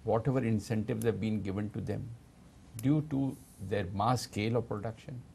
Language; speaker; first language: English; non-native, local second language; Urdu